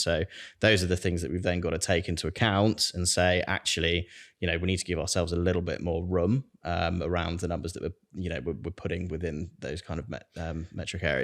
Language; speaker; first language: English; native; English